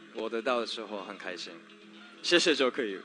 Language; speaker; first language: Chinese; non-native, learner; English